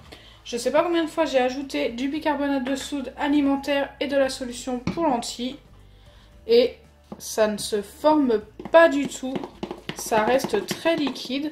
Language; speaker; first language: French; native; French